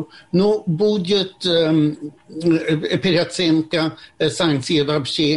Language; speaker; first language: Russian; non-native, fluent; Swedish